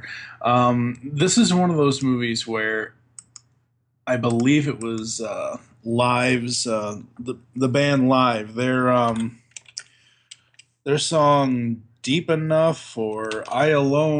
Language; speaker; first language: English; native; English